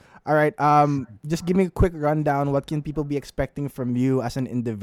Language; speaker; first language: English; non-native, local second language; Filipino